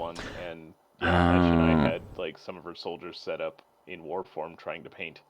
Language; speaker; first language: English; native; English